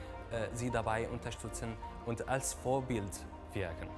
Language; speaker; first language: German; non-native, learner; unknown